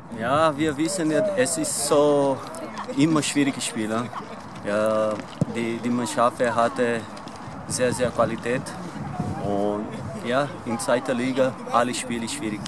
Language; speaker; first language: German; non-native, learner; Portuguese